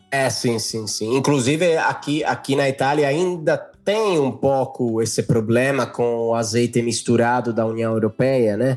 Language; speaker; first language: Portuguese; non-native, fluent; Italian